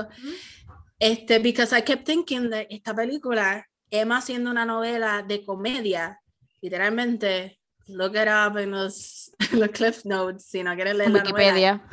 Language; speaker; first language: Spanish; early bilingual, heritage; Spanish